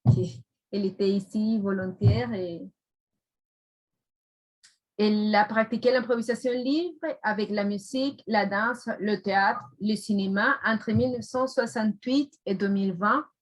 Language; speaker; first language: French; non-native, fluent; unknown